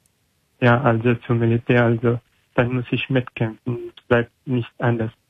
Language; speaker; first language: German; non-native, learner; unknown